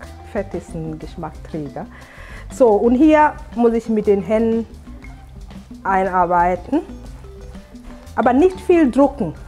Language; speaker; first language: German; non-native, fluent; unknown